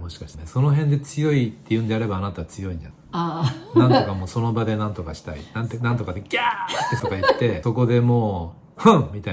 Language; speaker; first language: Japanese; native; Japanese